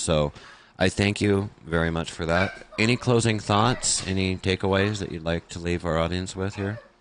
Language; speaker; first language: English; native; English